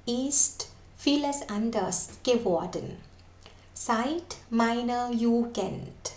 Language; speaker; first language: German; non-native, fluent; Thai